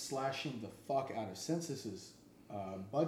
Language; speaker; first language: English; native; English